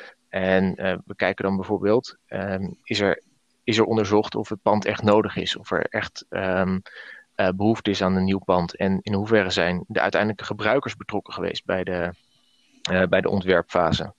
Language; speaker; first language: Dutch; native; Dutch